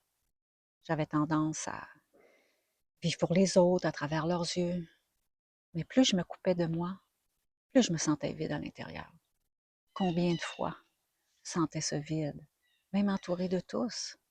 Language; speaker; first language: French; native; French